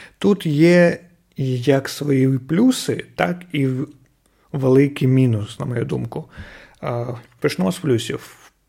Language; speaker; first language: Ukrainian; non-native, local second language; Russian